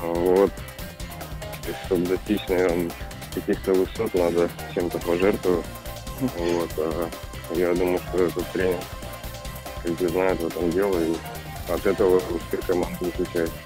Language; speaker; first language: Russian; native; Russian